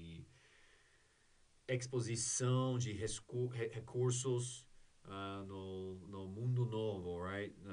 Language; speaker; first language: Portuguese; non-native, learner; English